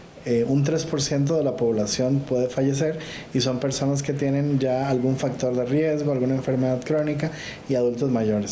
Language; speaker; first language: Spanish; native; Spanish